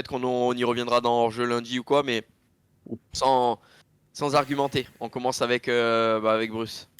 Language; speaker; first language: French; native; French